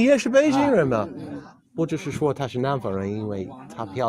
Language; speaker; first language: Chinese; non-native, fluent; English